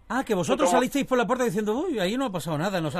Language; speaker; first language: Spanish; native; Spanish